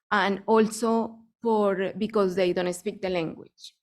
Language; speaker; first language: English; non-native, fluent; Spanish